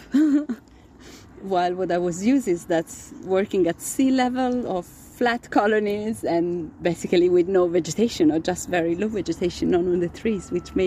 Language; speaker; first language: English; non-native, fluent; Italian